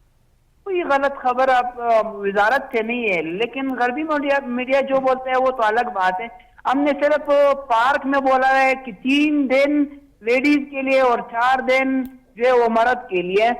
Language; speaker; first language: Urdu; non-native, learner; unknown